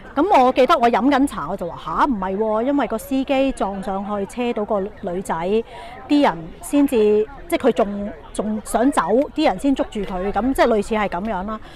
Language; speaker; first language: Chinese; non-native, local second language; Cantonese